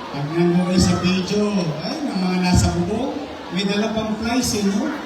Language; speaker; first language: Filipino; native; Filipino